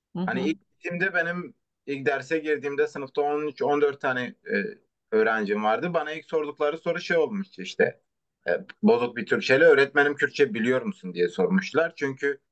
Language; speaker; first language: Turkish; non-native, local second language; Kurdish